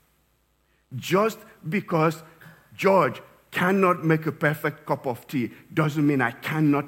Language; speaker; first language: English; non-native, local second language; Yoruba